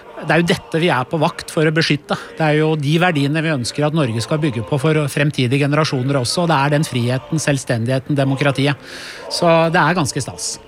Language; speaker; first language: Norwegian; early bilingual, other home language; Persian